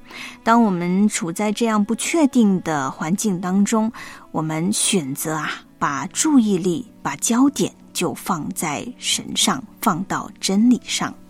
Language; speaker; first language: Chinese; native; Chinese